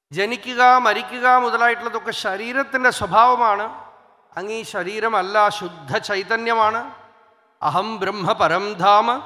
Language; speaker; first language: Malayalam; non-native, local second language; Tamil